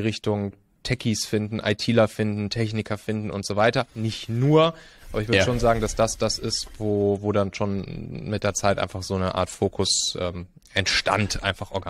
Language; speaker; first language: German; native; German